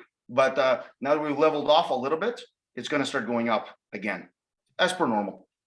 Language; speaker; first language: English; native; English